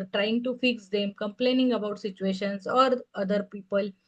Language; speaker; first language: English; non-native, local second language; Marathi